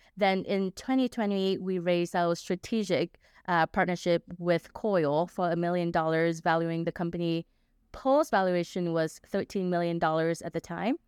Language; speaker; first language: English; non-native, fluent; Vietnamese